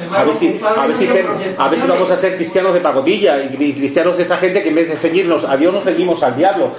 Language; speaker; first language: Spanish; native; Spanish